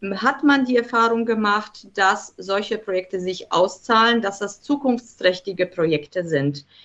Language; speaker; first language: German; native; German